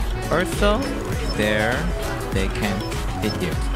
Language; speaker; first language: English; non-native, learner; Korean